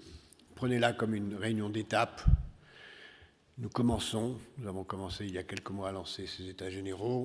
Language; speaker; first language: French; native; French